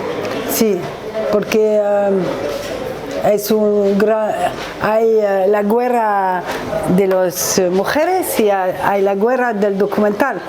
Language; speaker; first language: Spanish; non-native, learner; French